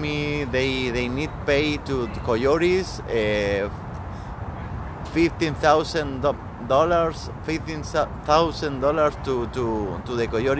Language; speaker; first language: English; non-native, learner; Spanish